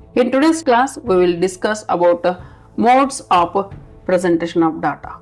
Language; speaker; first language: English; non-native, local second language; Kannada